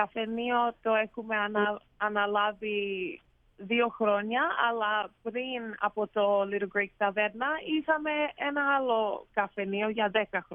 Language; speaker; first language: Greek; early bilingual, heritage; Greek